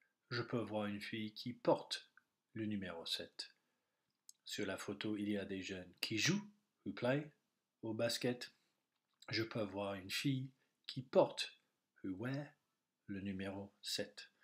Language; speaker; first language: French; non-native, fluent; English